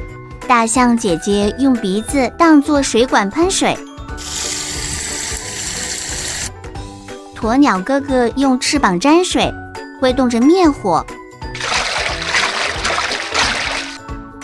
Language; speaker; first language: Chinese; native; Chinese